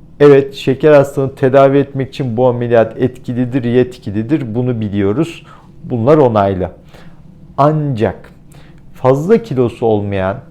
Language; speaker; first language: Turkish; native; Turkish